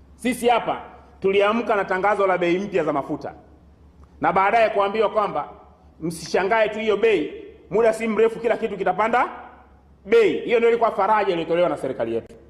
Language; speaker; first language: Swahili; native; Swahili